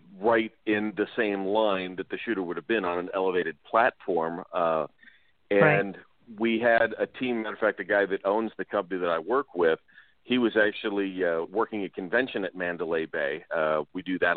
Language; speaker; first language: English; native; English